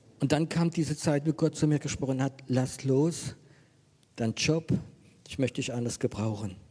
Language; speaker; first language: German; non-native, fluent; French